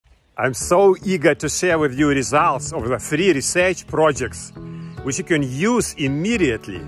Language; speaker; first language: English; non-native, fluent; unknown